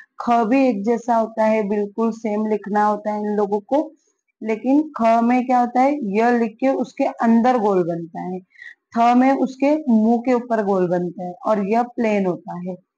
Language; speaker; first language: Hindi; native; Hindi